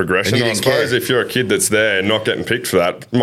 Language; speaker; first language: English; native; English